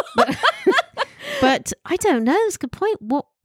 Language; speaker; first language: English; native; English